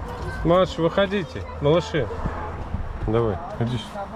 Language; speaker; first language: Russian; native; Russian